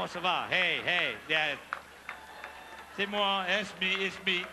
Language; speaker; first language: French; native; French